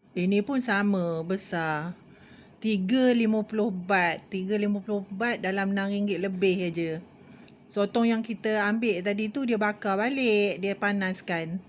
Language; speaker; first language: Malay; native; Malay